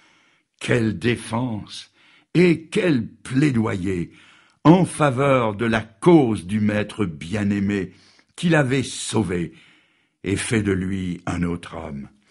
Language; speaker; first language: French; native; French